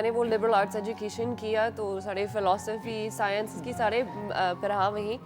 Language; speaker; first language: Hindi; non-native, learner; English